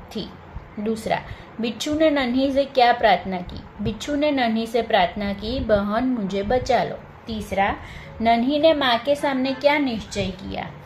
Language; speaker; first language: Hindi; non-native, local second language; Gujarati